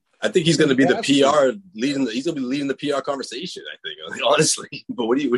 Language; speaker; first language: English; native; English